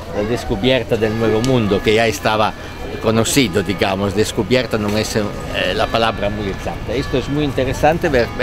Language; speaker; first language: Spanish; non-native, learner; Italian